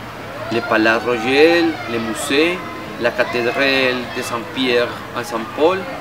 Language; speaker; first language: French; non-native, learner; Spanish